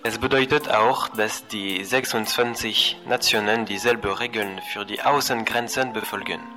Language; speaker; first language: German; non-native, learner; French